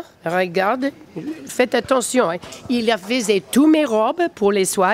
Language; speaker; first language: French; non-native, fluent; English